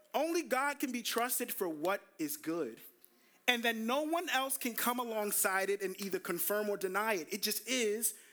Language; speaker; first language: English; native; English